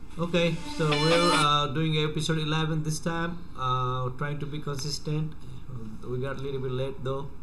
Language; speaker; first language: English; non-native, fluent; Nepali